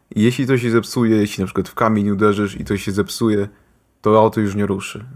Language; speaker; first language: Polish; early bilingual, heritage; German